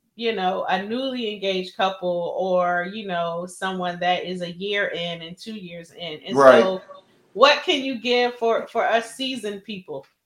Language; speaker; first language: English; native; English